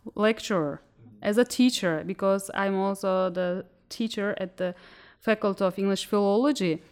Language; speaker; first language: English; non-native, fluent; Uzbek